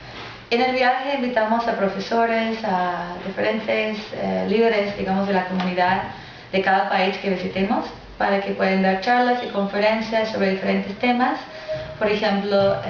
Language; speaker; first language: Spanish; non-native, fluent; English